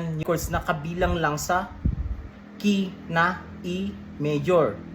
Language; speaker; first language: Filipino; native; Filipino